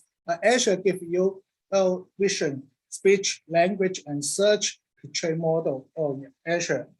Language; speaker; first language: English; non-native, learner; Cantonese